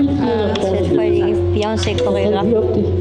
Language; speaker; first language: German; native; German